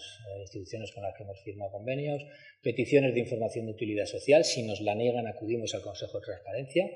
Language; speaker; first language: Spanish; native; Spanish